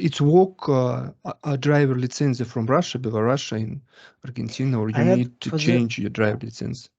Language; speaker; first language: English; non-native, learner; Russian